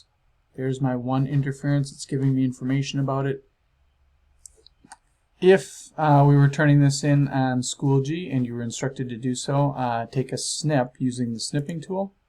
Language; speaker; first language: English; native; English